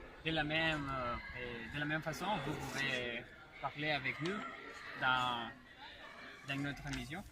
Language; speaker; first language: French; non-native, learner; Spanish